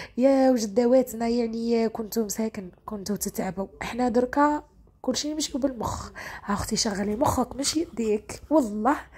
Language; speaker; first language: Arabic; native; Arabic